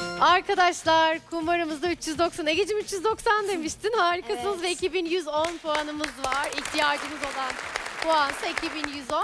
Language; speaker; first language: Turkish; native; Turkish